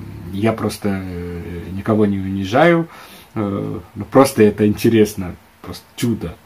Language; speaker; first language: Russian; non-native, fluent; Indonesian